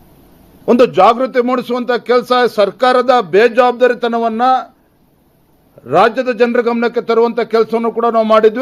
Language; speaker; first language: Kannada; native; Kannada